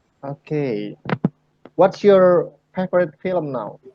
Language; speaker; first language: English; non-native, fluent; Indonesian